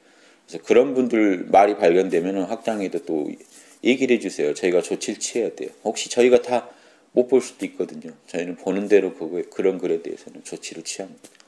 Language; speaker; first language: Korean; native; Korean